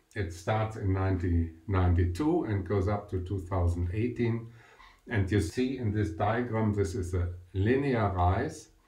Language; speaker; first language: English; non-native, fluent; German